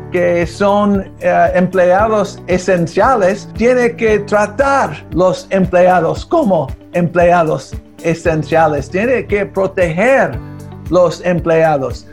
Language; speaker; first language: Spanish; early bilingual, heritage; Spanish